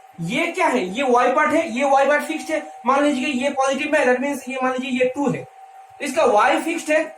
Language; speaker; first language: Hindi; non-native, local second language; Bangla